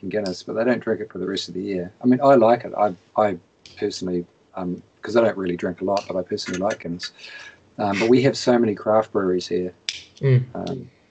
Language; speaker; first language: English; native; English